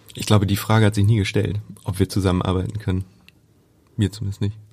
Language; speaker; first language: German; native; German